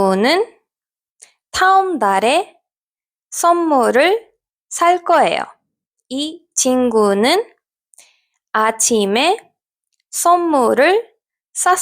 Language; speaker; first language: Korean; non-native, fluent; Spanish